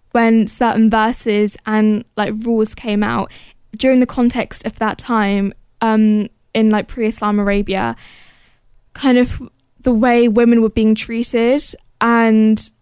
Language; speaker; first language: English; early bilingual, other home language; Arabic